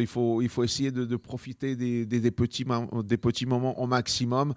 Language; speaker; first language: French; non-native, fluent; Spanish